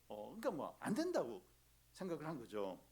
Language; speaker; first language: Korean; native; Korean